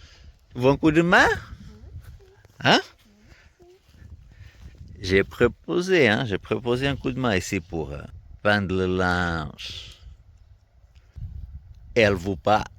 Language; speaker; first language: French; native; French